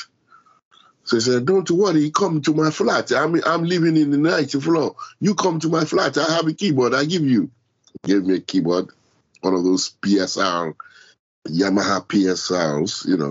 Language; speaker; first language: English; non-native, local second language; Yoruba